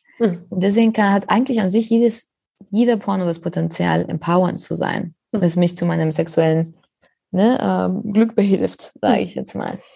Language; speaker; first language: German; non-native, fluent; Spanish